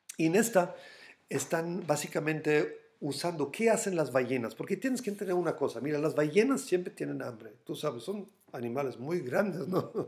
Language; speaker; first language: Spanish; non-native, fluent; German